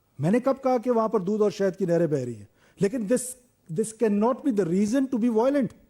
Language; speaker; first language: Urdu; non-native, local second language; Baluchi